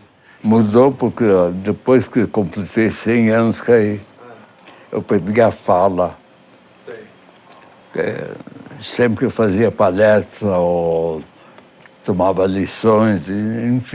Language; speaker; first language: Portuguese; early bilingual, other home language; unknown